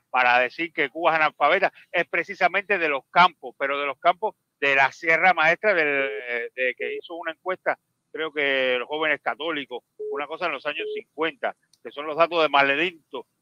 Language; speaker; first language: Spanish; native; Spanish